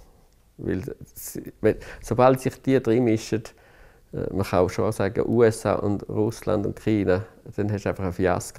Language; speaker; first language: German; native; German